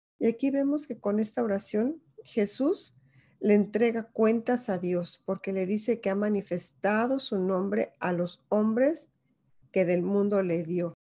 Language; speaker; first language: Spanish; native; Spanish